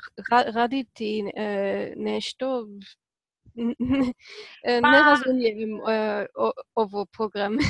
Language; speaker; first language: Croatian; non-native, learner; Polish